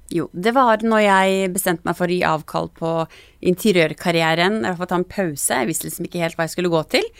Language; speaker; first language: Norwegian; early bilingual, other home language; English